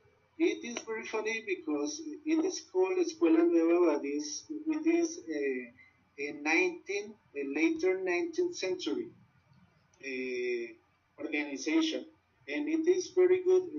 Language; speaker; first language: English; non-native, learner; Spanish